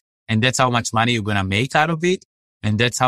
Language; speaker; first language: English; non-native, fluent; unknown